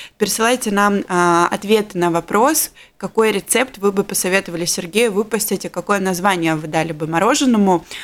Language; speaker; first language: Russian; native; Russian